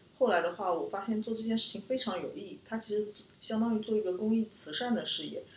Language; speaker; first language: Chinese; native; Chinese